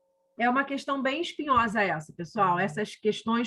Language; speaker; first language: Portuguese; native; Portuguese